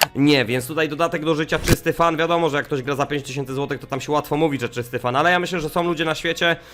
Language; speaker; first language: Polish; native; Polish